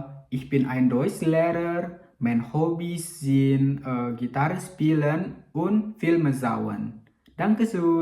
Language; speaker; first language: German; non-native, learner; Indonesian